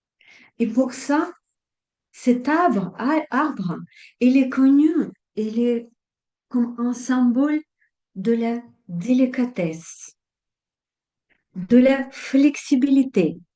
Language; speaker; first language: French; non-native, fluent; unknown